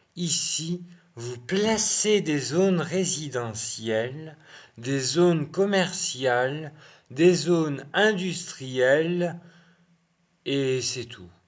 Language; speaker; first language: French; native; French